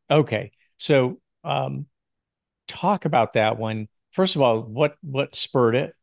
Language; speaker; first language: English; native; English